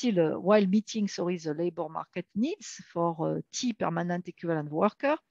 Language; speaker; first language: English; non-native, fluent; French